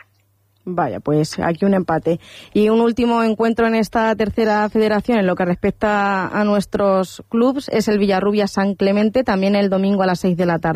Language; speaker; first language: Spanish; native; Spanish